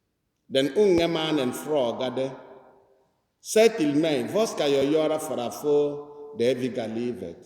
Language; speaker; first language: Swedish; non-native, fluent; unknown